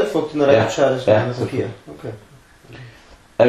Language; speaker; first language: Danish; native; Danish